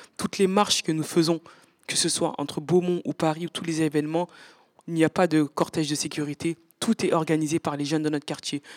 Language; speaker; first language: French; native; French